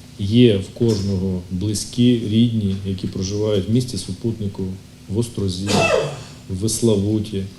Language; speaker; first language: Ukrainian; native; Ukrainian